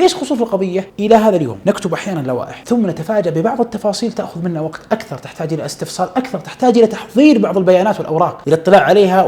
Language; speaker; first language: Arabic; native; Arabic